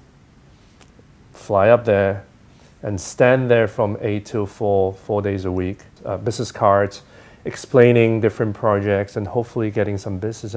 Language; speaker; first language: English; non-native, local second language; Cantonese